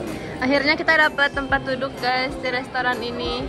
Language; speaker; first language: Indonesian; non-native, fluent; Japanese